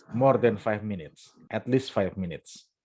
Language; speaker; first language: English; non-native, fluent; Indonesian